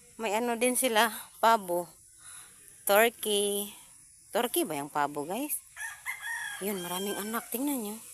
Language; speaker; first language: Filipino; non-native, local second language; Cebuano